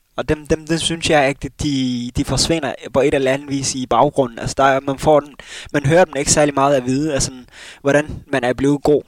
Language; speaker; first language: Danish; early bilingual, other home language; Somali